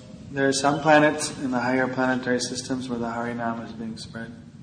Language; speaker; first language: English; native; English